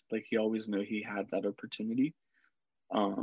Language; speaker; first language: English; early bilingual, other home language; Spanish